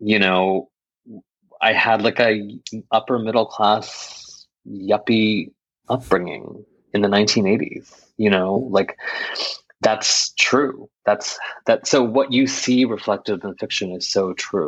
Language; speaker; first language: English; native; English